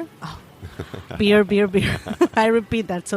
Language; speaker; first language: English; non-native, learner; Spanish